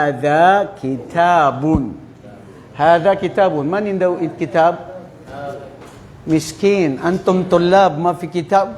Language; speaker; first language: Arabic; non-native, fluent; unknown